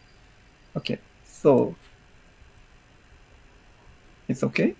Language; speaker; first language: English; non-native, learner; Japanese